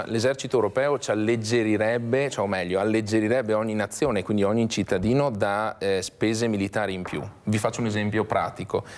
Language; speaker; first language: Italian; native; Italian